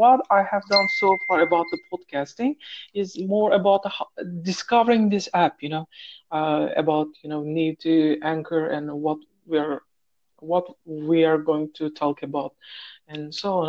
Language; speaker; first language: English; non-native, fluent; Turkish